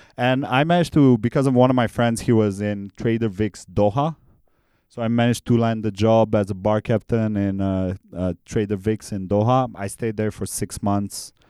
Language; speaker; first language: English; non-native, fluent; Romanian